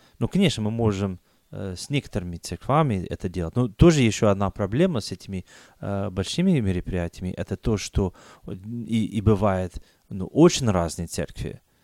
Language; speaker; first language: Russian; non-native, fluent; English